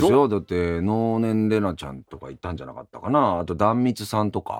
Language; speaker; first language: Japanese; native; Japanese